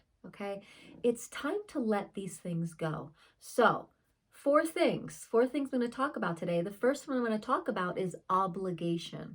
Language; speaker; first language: English; native; English